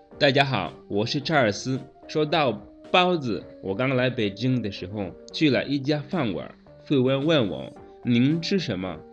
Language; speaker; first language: Chinese; non-native, fluent; Kinyarwanda